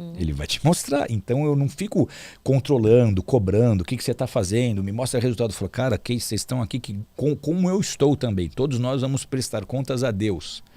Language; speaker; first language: Portuguese; native; Portuguese